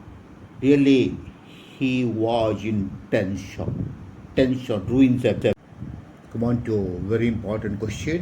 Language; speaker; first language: English; non-native, local second language; Odia